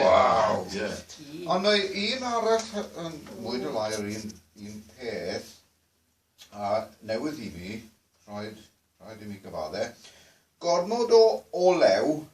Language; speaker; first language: Welsh; non-native, fluent; English